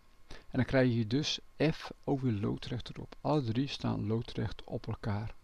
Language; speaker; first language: Dutch; native; Dutch